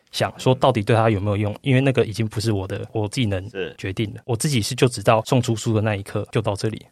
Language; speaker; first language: Chinese; native; Chinese